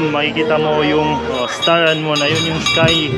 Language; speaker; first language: Filipino; native; Filipino